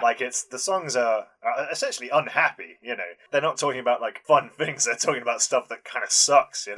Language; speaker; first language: English; native; English